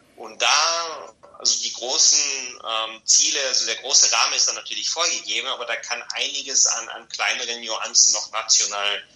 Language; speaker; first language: German; non-native, fluent; Bulgarian